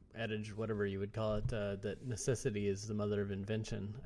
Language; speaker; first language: English; native; English